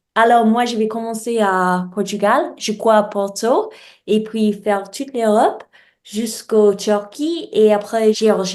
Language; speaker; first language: French; non-native, learner; English